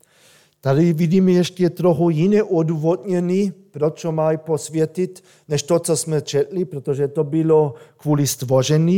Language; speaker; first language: Czech; non-native, fluent; German